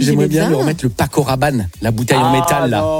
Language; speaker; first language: French; native; French